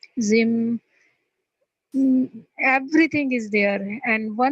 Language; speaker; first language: English; non-native, learner; Hindi